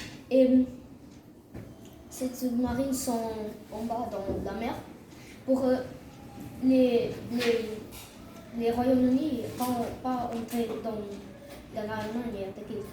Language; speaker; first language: French; non-native, learner; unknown